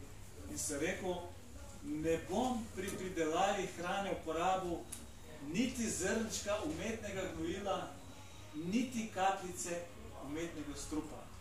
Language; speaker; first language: Slovenian; native; Slovenian